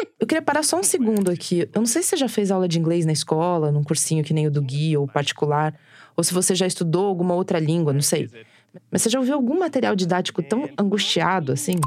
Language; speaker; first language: Portuguese; native; Portuguese